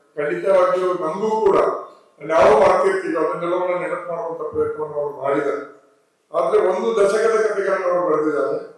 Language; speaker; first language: Kannada; non-native, local second language; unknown